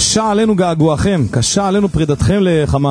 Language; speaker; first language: Hebrew; native; Hebrew